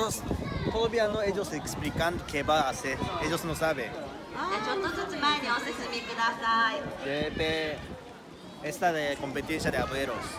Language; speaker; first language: Spanish; non-native, learner; Japanese